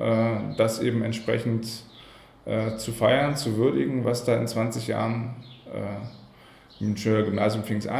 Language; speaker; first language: German; native; German